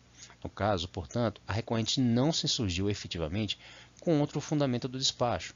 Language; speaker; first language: Portuguese; native; Portuguese